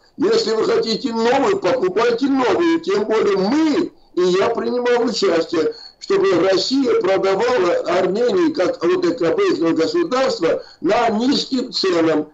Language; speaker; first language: Russian; non-native, local second language; Armenian